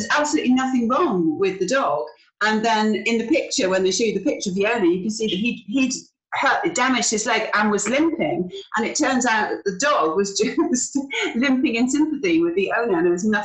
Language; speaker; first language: English; native; English